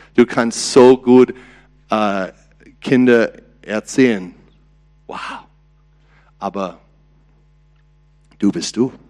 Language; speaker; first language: German; non-native, learner; English